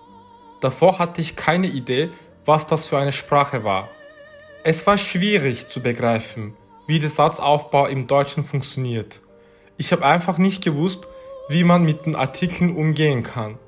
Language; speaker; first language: German; non-native, fluent; Turkish